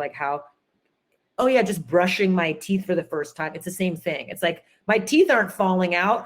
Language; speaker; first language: English; native; English